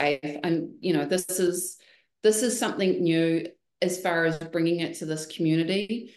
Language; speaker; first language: English; native; English